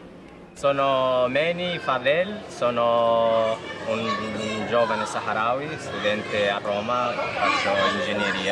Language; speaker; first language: Italian; non-native, fluent; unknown